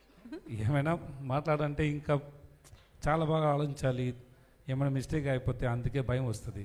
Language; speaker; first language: Telugu; non-native, learner; Tamil